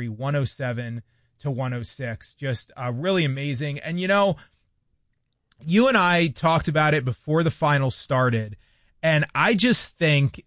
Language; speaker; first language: English; native; English